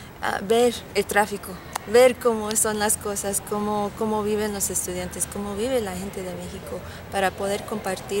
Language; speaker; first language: Spanish; early bilingual, heritage; Spanish